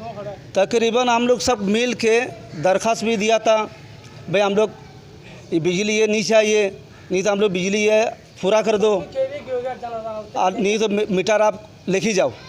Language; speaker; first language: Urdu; non-native, local second language; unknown